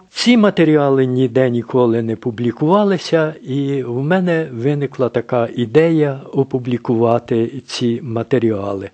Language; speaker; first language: Ukrainian; native; Ukrainian